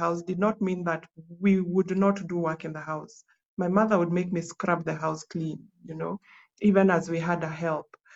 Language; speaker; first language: English; non-native, local second language; Luo (Kenya and Tanzania)